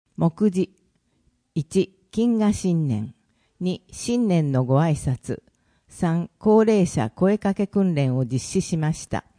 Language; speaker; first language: Japanese; native; Japanese